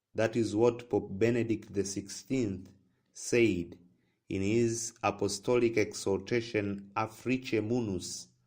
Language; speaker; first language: English; non-native, local second language; Swahili